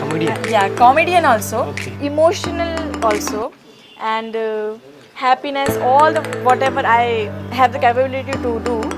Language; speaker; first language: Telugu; non-native, local second language; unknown